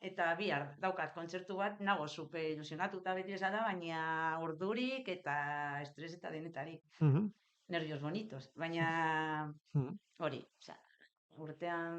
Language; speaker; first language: Basque; non-native, local second language; Spanish